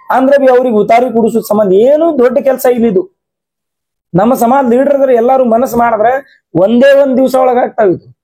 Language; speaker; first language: Kannada; non-native, local second language; Lambadi